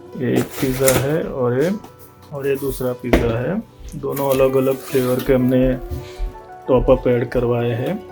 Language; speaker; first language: Hindi; non-native, local second language; Gujarati